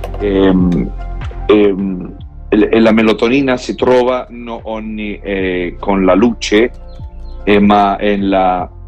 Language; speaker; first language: Italian; non-native, learner; Spanish